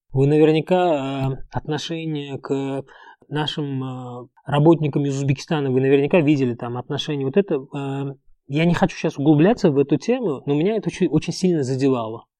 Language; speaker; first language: Russian; non-native, local second language; Uzbek